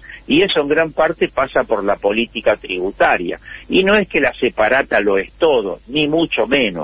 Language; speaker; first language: Spanish; native; Spanish